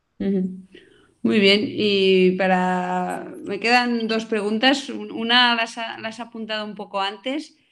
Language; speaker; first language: Spanish; non-native, local second language; Catalan